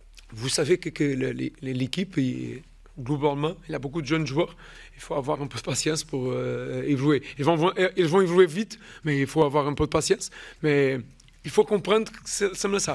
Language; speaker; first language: French; non-native, fluent; Portuguese